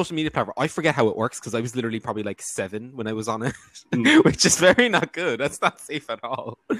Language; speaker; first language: English; native; English